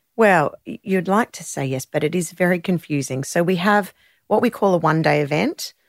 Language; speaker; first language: English; native; English